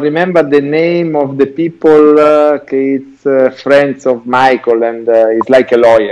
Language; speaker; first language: English; non-native, learner; Italian